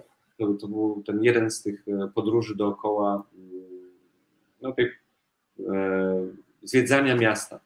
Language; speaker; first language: Polish; native; Polish